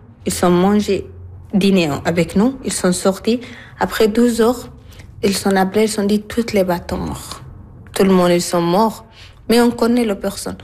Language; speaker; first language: French; non-native, learner; Arabic